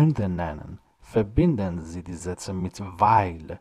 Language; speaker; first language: German; non-native, fluent; Persian